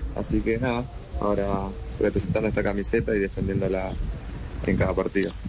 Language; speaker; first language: Spanish; native; Spanish